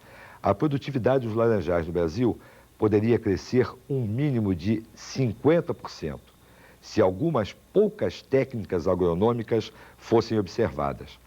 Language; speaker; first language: Portuguese; native; Portuguese